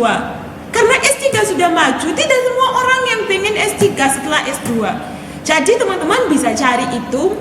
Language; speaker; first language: Indonesian; non-native, fluent; English